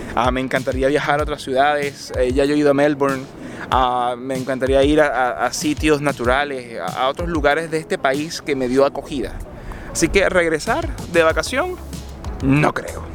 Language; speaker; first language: Spanish; native; Spanish